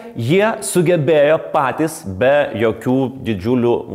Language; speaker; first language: Lithuanian; native; Lithuanian